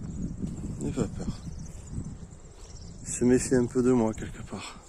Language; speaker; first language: French; native; French